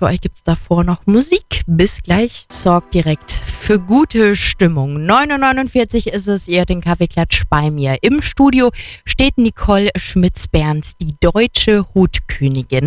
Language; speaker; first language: German; native; German